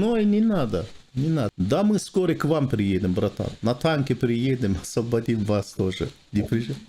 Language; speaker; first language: Russian; non-native, fluent; Armenian